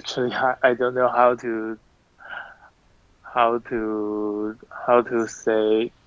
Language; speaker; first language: English; non-native, learner; Chinese